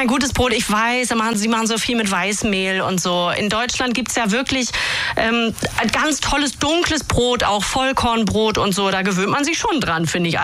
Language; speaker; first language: German; native; German